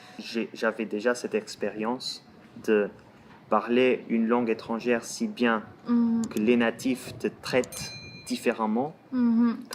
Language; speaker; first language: French; non-native, fluent; Portuguese